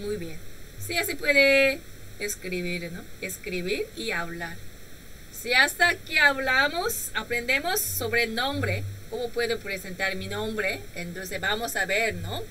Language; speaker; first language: Spanish; non-native, learner; Korean